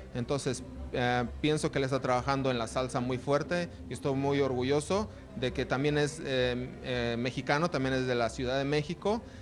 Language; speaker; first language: Spanish; native; Spanish